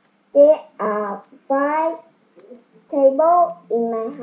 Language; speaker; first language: English; non-native, learner; Vietnamese